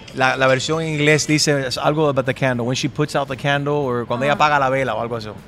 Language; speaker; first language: Spanish; early bilingual, heritage; Spanish